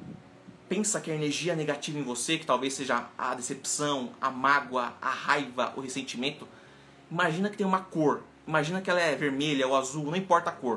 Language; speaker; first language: Portuguese; native; Portuguese